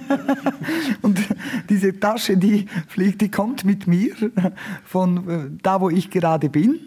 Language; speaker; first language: German; non-native, local second language; Romansh